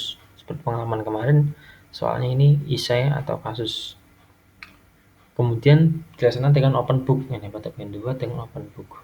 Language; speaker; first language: Indonesian; native; Indonesian